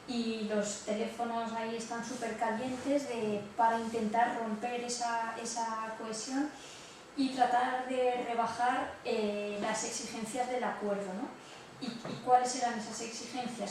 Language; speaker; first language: Spanish; native; Spanish